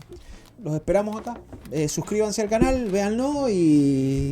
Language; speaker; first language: Spanish; native; Spanish